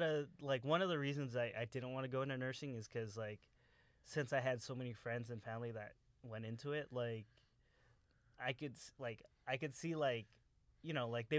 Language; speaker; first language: English; native; English